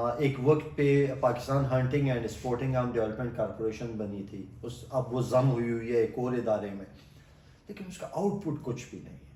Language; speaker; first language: Urdu; non-native, local second language; Pashto